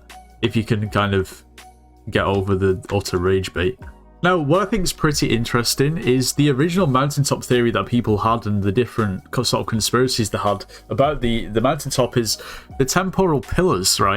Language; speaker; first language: English; native; English